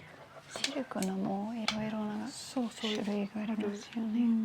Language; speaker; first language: Japanese; non-native, fluent; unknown